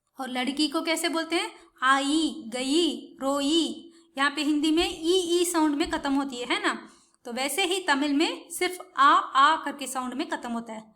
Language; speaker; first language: Hindi; non-native, local second language; Tamil